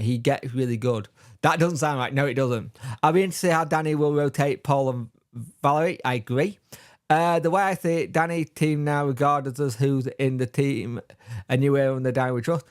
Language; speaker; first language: English; native; English